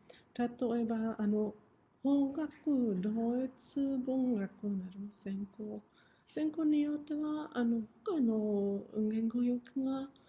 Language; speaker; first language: Japanese; non-native, fluent; German